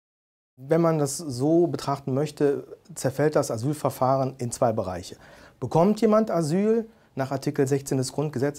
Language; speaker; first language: German; native; German